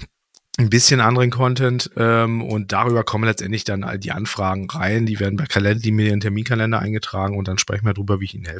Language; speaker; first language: German; native; German